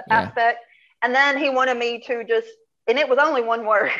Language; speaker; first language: English; native; English